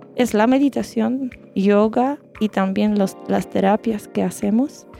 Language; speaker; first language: Spanish; non-native, fluent; Polish